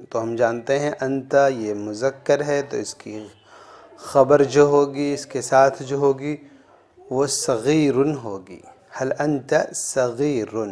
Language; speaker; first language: Urdu; native; Urdu